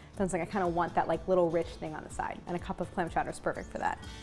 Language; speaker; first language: English; native; English